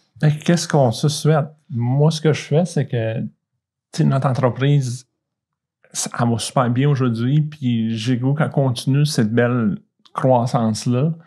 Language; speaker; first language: French; early bilingual, other home language; Bosnian